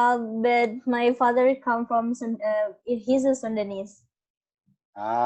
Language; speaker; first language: English; non-native, learner; Indonesian